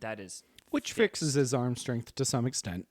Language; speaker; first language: English; native; English